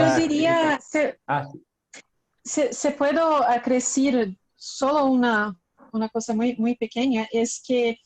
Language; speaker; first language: Spanish; non-native, learner; Portuguese